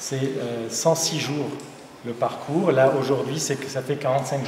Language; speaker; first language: French; non-native, local second language; Armenian